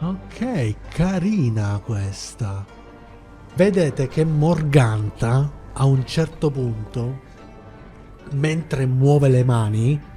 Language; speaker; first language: Italian; native; Italian